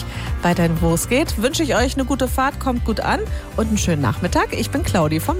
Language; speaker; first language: German; native; German